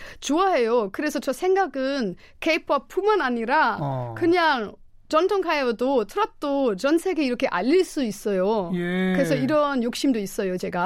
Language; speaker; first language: Korean; non-native, fluent; German